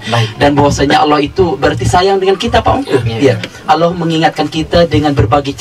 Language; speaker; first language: Indonesian; native; Indonesian